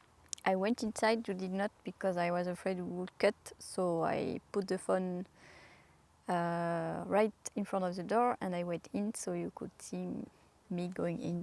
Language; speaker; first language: English; non-native, fluent; French